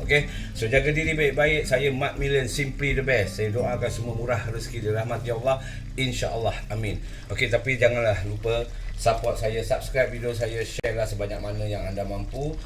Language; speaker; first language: Malay; native; Malay